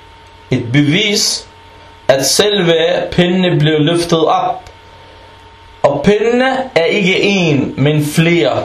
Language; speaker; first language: Danish; early bilingual, other home language; Arabic